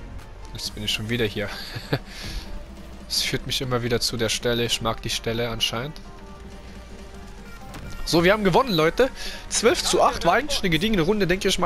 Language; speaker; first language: German; native; German